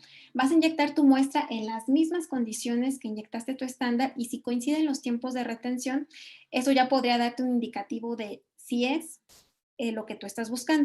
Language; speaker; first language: Spanish; native; Spanish